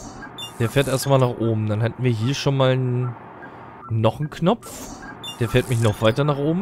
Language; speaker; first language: German; native; German